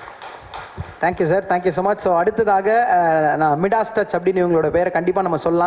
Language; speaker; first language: Tamil; native; Tamil